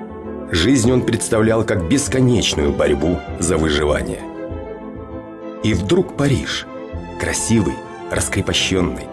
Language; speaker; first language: Russian; native; Russian